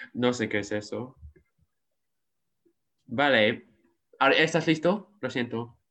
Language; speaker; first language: Spanish; non-native, learner; English